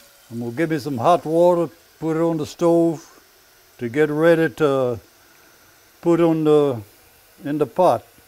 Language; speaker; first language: English; early bilingual, other home language; French